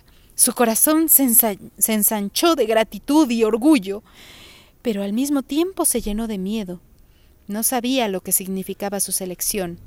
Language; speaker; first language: Spanish; native; Spanish